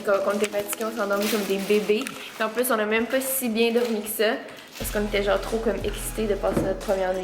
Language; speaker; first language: French; native; French